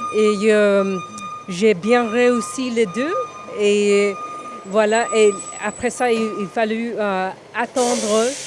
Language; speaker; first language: French; non-native, fluent; Spanish